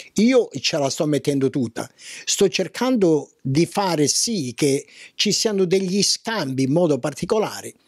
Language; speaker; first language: Italian; native; Italian